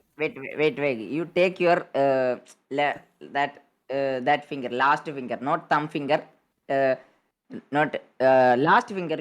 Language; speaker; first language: English; non-native, learner; Malayalam